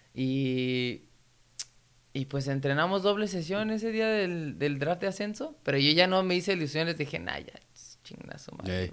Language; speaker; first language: Spanish; early bilingual, heritage; Spanish